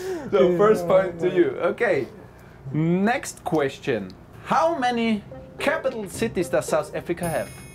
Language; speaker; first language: English; non-native, fluent; German